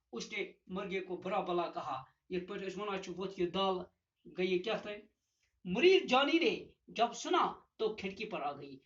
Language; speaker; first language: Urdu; non-native, local second language; Gujari